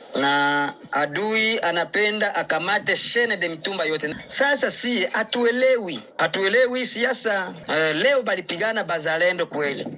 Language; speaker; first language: Swahili; native; Swahili